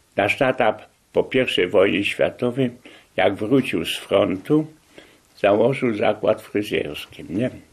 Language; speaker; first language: Polish; native; Polish